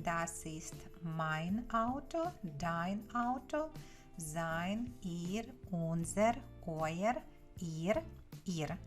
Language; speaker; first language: German; non-native, fluent; Ukrainian